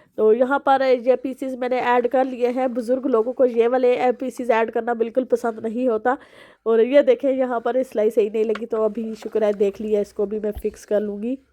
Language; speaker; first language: Urdu; non-native, local second language; Pahari-Potwari